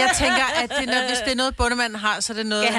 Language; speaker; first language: Danish; native; Danish